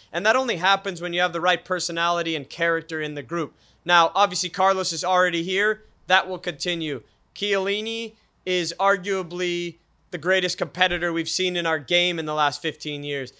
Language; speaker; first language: English; native; English